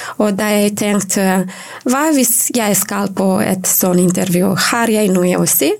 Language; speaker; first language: Norwegian; non-native, learner; Romanian